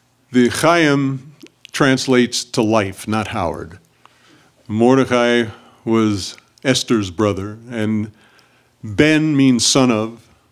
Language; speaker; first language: English; native; English